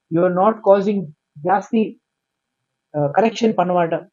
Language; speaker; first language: English; non-native, local second language; Tamil